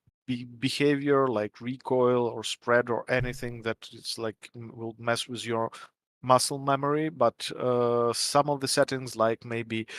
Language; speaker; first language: English; non-native, fluent; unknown